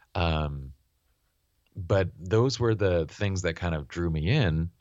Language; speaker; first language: English; native; English